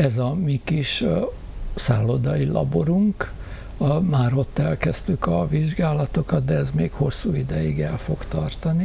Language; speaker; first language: Hungarian; native; Hungarian